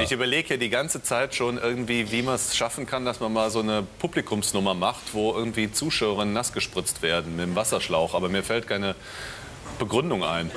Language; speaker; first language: German; native; German